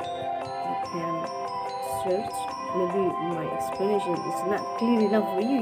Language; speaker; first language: English; non-native, local second language; Indonesian